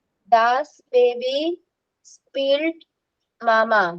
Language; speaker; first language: German; non-native, learner; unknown